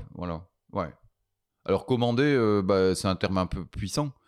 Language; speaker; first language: French; native; French